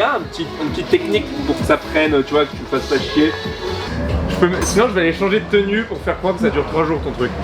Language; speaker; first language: French; native; French